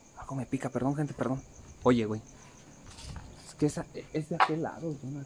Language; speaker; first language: Spanish; native; Spanish